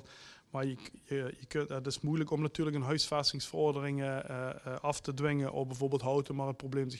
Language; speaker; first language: Dutch; native; Dutch